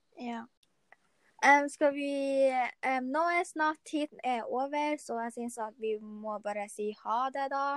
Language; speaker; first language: Norwegian; non-native, learner; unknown